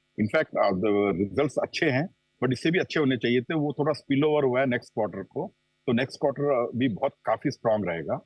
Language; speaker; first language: Hindi; non-native, local second language; Telugu